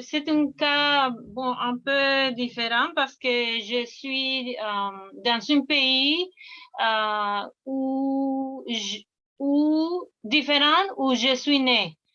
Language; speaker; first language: French; non-native, fluent; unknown